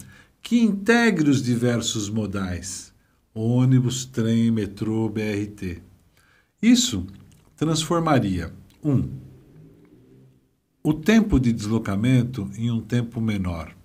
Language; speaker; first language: Portuguese; native; Portuguese